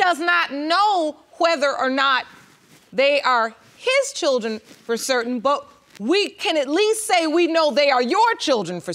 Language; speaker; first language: English; native; English